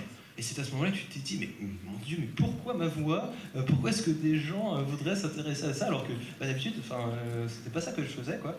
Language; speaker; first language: French; native; French